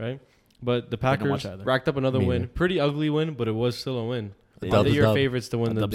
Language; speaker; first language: English; native; English